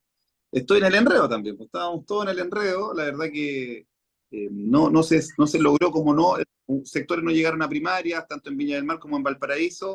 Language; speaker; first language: Spanish; native; Spanish